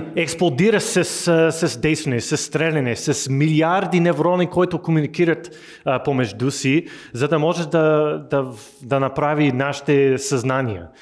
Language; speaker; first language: Bulgarian; non-native, learner; English